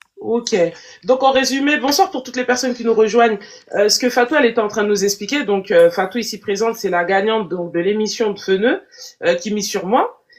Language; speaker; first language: French; native; French